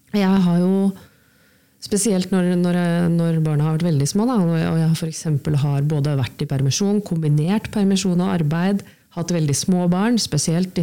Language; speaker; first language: Norwegian; native; Norwegian